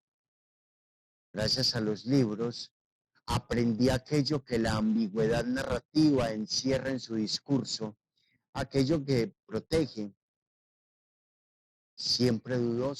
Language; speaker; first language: Spanish; native; Spanish